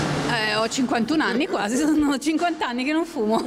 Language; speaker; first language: Italian; native; Italian